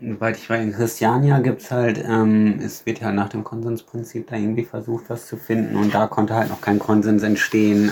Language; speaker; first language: German; native; German